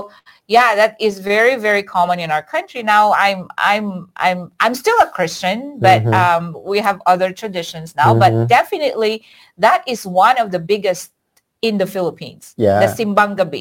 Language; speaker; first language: English; non-native, local second language; Iloko